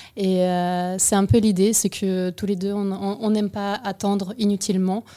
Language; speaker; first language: French; non-native, fluent; Ukrainian